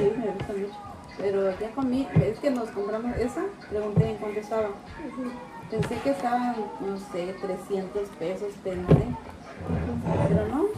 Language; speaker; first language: Spanish; native; Spanish